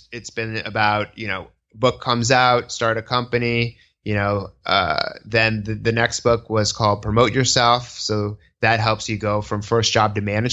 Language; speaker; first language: English; native; English